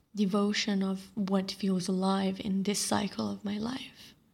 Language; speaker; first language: English; non-native, fluent; Slovenian